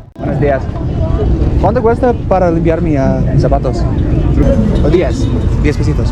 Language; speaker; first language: Spanish; non-native, learner; English